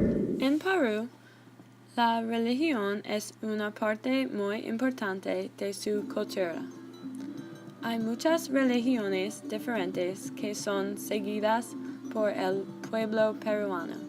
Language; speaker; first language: Spanish; non-native, learner; English